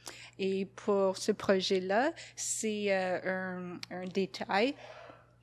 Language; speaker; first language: French; non-native, fluent; English